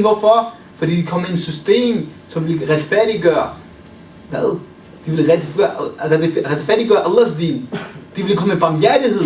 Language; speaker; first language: Danish; early bilingual, other home language; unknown